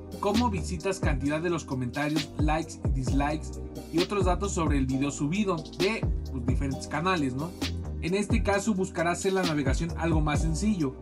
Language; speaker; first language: Spanish; native; Spanish